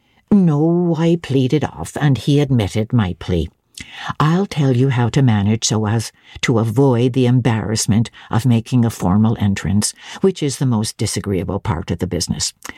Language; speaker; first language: English; native; English